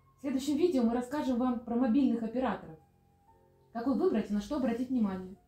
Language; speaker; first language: Russian; native; Russian